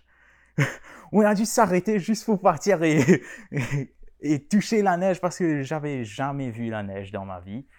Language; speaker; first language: French; non-native, local second language; Morisyen